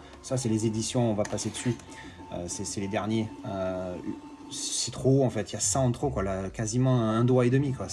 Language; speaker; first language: French; native; French